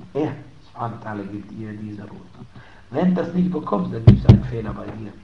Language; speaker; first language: German; non-native, fluent; Arabic